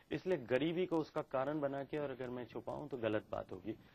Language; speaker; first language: Hindi; native; Hindi